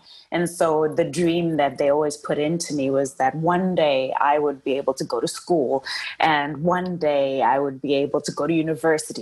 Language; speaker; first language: English; non-native, local second language; Shona